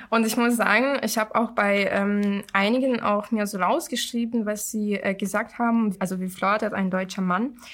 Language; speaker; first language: German; non-native, fluent; Ukrainian